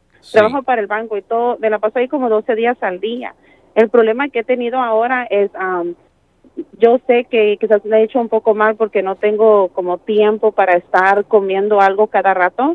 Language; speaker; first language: Spanish; early bilingual, other home language; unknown